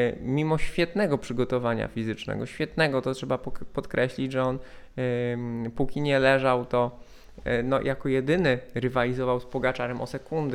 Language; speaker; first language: Polish; native; Polish